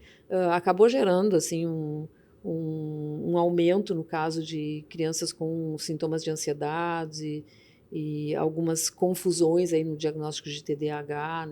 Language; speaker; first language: Portuguese; native; Portuguese